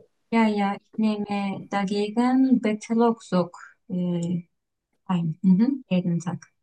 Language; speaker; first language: German; non-native, learner; Turkish